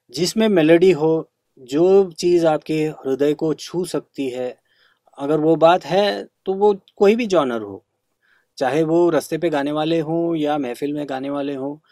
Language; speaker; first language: Hindi; non-native, local second language; Kannada